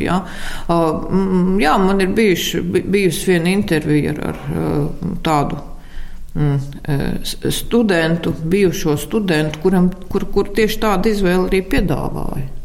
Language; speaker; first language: Latvian; native; Latvian